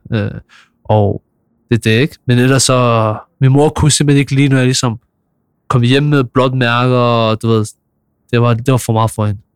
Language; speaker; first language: Danish; early bilingual, other home language; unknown